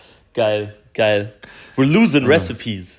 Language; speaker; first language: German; native; German